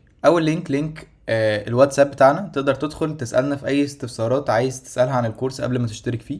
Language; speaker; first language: Arabic; native; Arabic